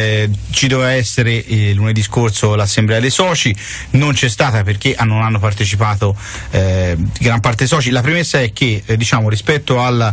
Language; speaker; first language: Italian; native; Italian